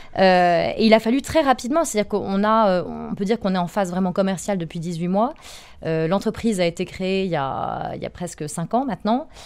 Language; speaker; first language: French; native; French